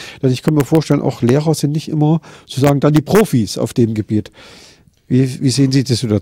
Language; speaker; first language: German; native; German